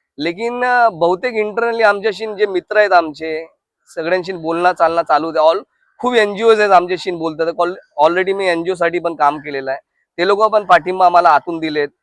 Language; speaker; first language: Marathi; non-native, local second language; Hindi